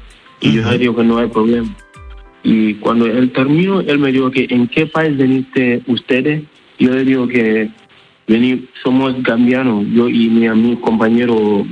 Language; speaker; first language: Spanish; non-native, learner; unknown